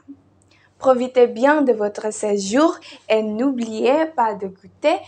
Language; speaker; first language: French; non-native, learner; Indonesian